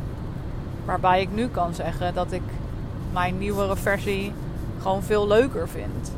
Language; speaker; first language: Dutch; native; Dutch